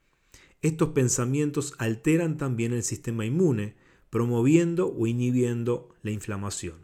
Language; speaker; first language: Spanish; native; Spanish